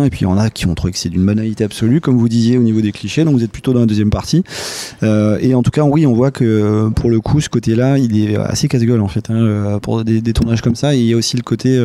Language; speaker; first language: French; native; French